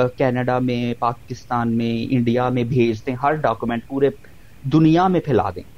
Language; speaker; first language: Urdu; non-native, local second language; Punjabi